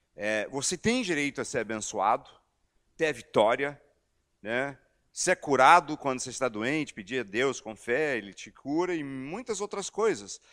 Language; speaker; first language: Portuguese; non-native, fluent; English